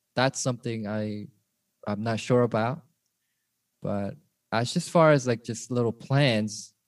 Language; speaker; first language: English; early bilingual, other home language; Korean